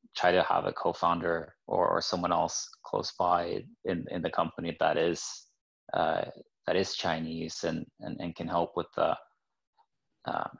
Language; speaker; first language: English; non-native, fluent; Norwegian